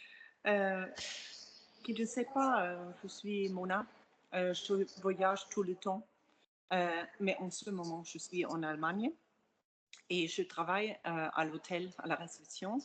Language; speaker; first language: French; non-native, fluent; German